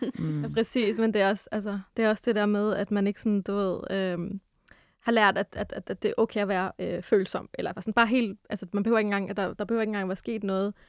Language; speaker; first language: Danish; early bilingual, other home language; Arabic